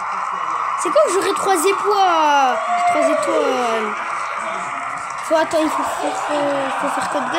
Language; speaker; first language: French; native; French